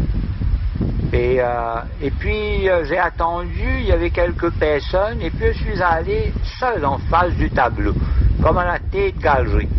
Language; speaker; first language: French; non-native, local second language; Morisyen